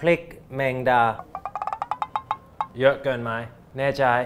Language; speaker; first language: Thai; non-native, fluent; English